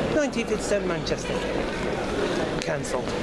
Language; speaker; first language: English; native; English